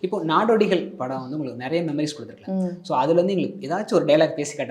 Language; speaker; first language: Tamil; native; Tamil